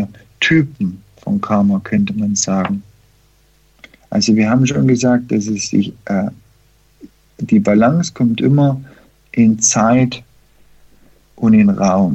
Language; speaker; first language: German; early bilingual, heritage; German